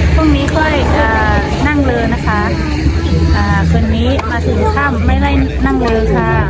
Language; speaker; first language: Thai; non-native, fluent; Khün